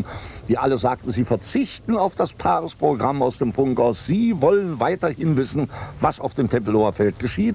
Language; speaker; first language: German; native; German